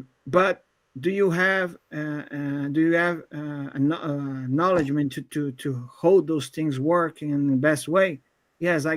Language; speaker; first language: English; non-native, fluent; Portuguese